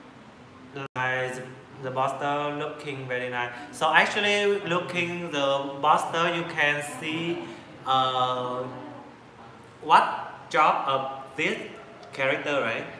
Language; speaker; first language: English; non-native, learner; Vietnamese